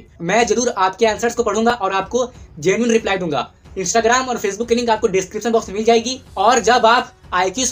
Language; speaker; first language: Hindi; native; Hindi